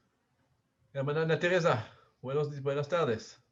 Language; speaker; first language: Spanish; non-native, learner; French